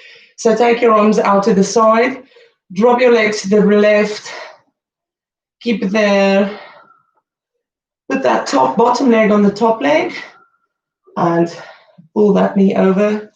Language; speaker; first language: English; native; English